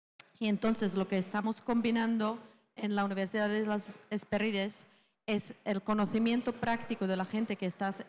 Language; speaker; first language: Spanish; non-native, fluent; Czech